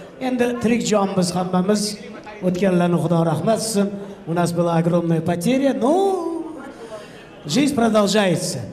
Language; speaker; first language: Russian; non-native, local second language; Uzbek